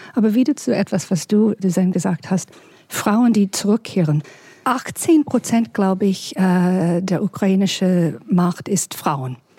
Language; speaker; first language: German; non-native, fluent; English